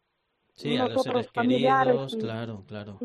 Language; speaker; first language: Spanish; native; Spanish